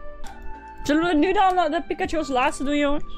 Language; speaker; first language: Dutch; native; Dutch